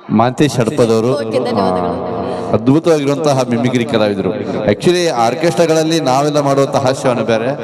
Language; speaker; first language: Kannada; native; Kannada